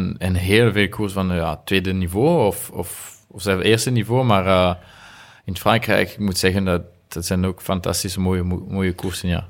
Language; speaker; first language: Dutch; non-native, local second language; French